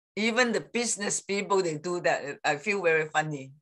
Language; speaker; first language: English; non-native, fluent; Chinese